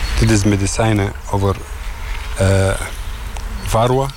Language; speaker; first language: Dutch; non-native, learner; Arabic